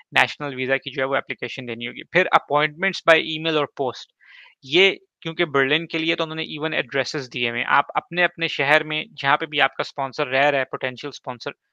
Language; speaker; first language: Urdu; native; Urdu